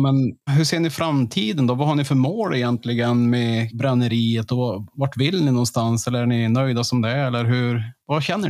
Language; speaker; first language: Swedish; native; Swedish